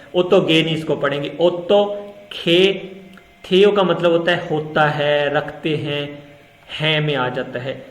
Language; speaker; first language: Urdu; non-native, local second language; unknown